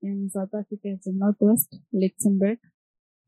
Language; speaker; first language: English; non-native, local second language; Shona